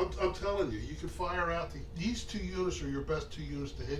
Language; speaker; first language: English; native; English